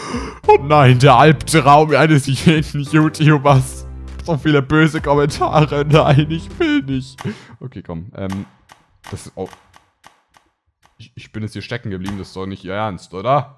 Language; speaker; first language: German; native; German